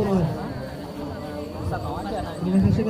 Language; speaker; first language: Indonesian; non-native, learner; Arabic